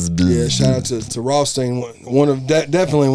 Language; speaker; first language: English; native; English